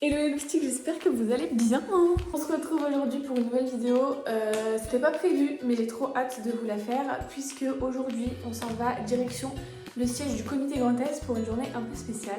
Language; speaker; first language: French; native; French